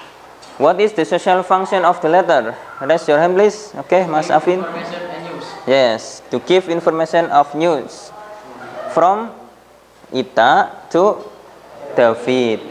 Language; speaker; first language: English; non-native, fluent; Indonesian